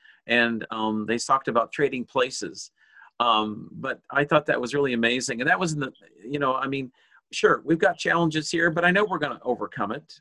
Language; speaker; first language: English; native; English